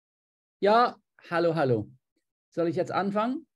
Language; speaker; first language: German; non-native, fluent; English